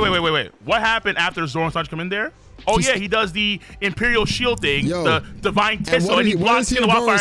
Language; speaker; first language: English; native; English